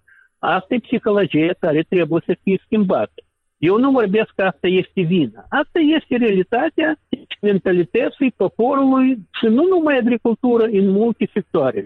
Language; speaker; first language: Romanian; non-native, local second language; Russian